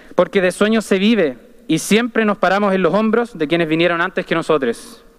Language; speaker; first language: Spanish; native; Spanish